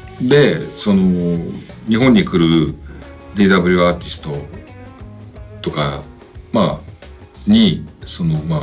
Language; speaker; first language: Japanese; native; Japanese